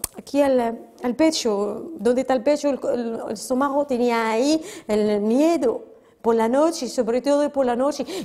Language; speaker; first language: Spanish; non-native, fluent; Arabic